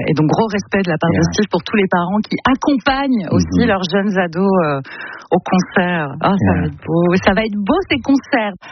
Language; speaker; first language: French; native; French